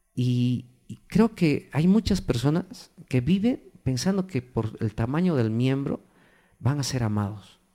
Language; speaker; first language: Spanish; native; Spanish